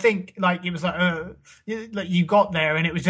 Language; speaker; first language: English; native; English